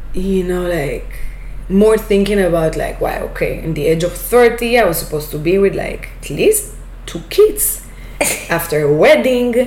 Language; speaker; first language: English; non-native, fluent; Hebrew